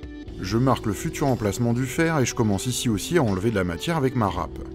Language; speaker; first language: French; native; French